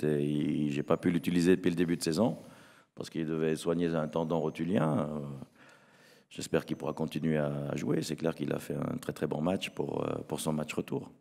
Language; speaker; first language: French; native; French